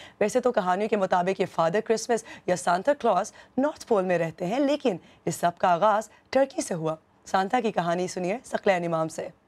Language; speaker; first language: Urdu; native; Urdu